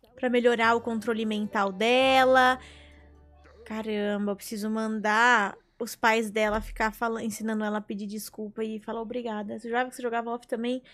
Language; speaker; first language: Portuguese; native; Portuguese